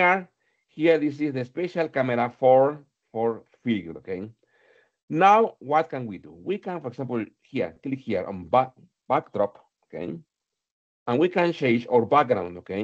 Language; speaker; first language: English; non-native, fluent; Spanish